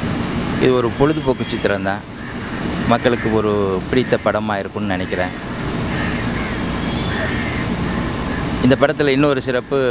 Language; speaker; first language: Tamil; native; Tamil